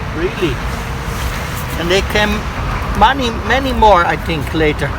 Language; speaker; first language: English; non-native, learner; Dutch